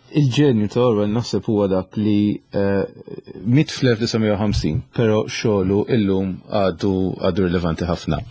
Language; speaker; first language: Maltese; native; Maltese